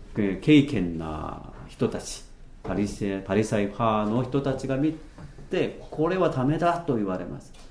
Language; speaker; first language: Japanese; non-native, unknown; Korean